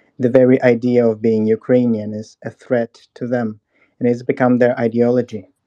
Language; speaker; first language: English; non-native, fluent; Russian